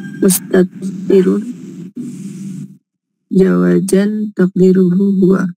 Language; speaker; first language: Arabic; non-native, learner; Indonesian